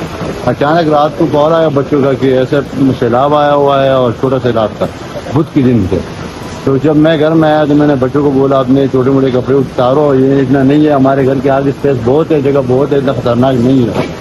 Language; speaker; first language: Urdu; non-native, local second language; Pashto